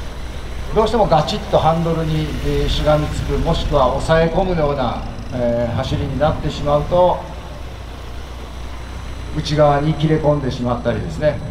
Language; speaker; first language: Japanese; native; Japanese